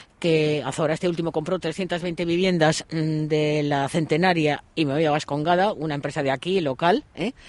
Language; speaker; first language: Spanish; native; Spanish